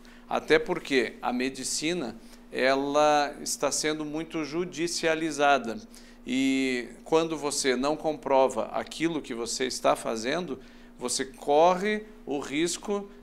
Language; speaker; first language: Portuguese; native; Portuguese